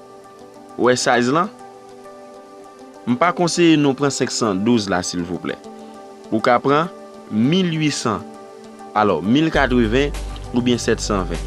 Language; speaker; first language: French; non-native, learner; Haitian Creole